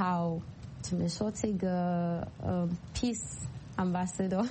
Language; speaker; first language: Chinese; non-native, fluent; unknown